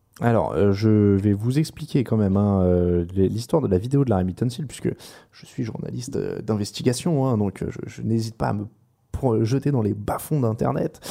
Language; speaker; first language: French; native; French